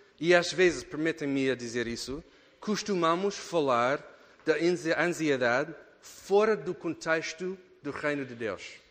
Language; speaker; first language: Portuguese; non-native, fluent; English